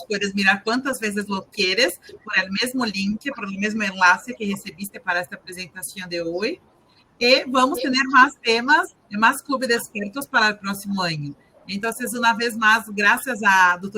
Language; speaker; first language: Spanish; non-native, learner; Portuguese